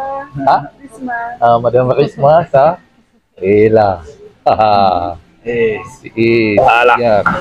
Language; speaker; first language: French; non-native, learner; Indonesian